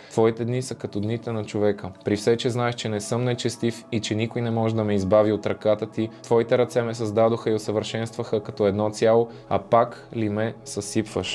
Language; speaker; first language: Bulgarian; native; Bulgarian